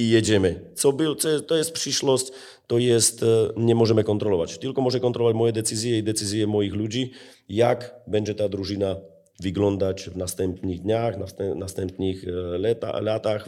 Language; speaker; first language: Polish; non-native, learner; Slovak